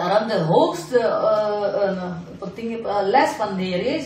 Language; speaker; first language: Dutch; non-native, fluent; Indonesian